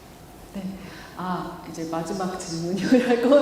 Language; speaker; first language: Korean; native; Korean